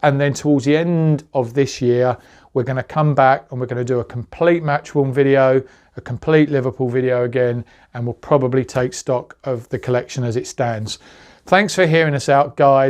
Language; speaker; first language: English; native; English